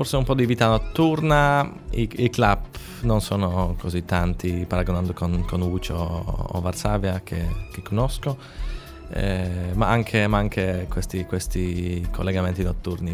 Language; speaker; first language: Italian; non-native, fluent; Polish